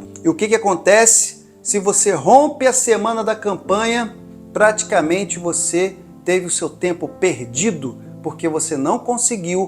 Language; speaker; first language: Portuguese; native; Portuguese